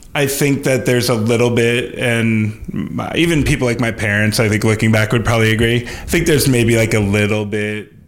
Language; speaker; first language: English; native; English